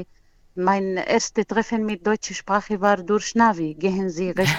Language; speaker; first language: German; non-native, learner; Arabic